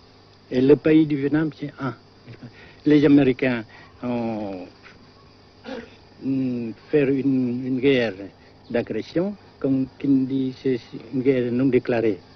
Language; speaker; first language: French; non-native, fluent; Vietnamese